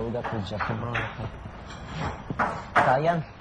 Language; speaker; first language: English; non-native, learner; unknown